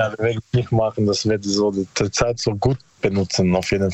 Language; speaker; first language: German; non-native, learner; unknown